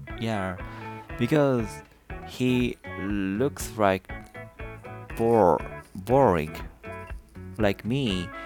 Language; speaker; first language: English; non-native, learner; Japanese